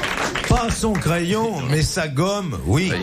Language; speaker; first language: French; native; French